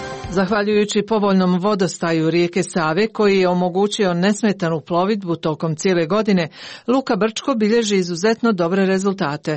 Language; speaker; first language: Croatian; native; Croatian